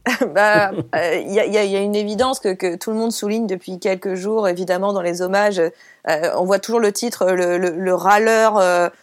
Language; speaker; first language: French; native; French